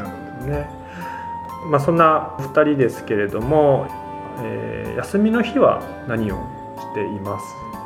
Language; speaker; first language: Japanese; native; Japanese